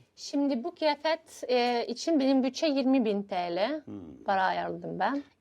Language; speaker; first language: Turkish; non-native, learner; Ukrainian